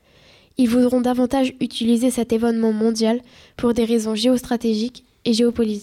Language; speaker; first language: French; native; French